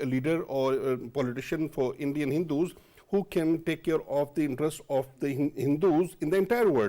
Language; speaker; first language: English; non-native, local second language; Urdu